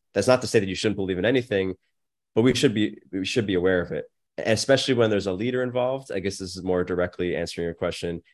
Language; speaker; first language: English; native; English